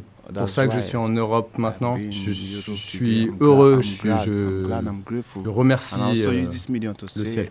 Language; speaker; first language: French; non-native, learner; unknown